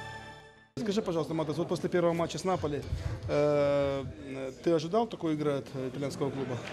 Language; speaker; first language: Russian; native; Russian